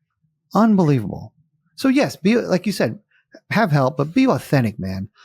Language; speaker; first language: English; native; English